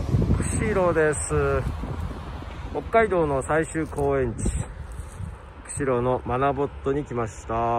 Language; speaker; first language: Japanese; native; Japanese